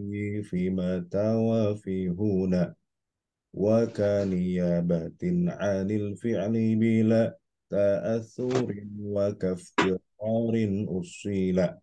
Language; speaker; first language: Arabic; non-native, fluent; Indonesian